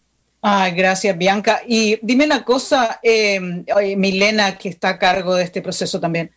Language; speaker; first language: Spanish; native; Spanish